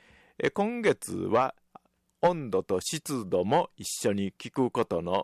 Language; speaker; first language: Japanese; native; Japanese